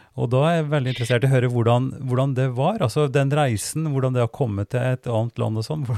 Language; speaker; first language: Norwegian; native; Norwegian